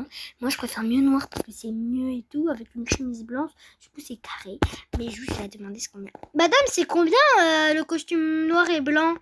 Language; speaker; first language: French; native; French